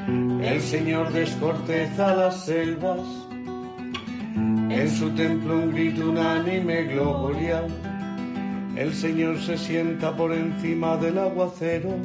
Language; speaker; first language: Spanish; native; Spanish